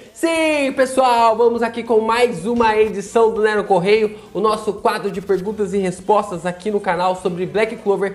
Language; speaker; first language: Portuguese; native; Portuguese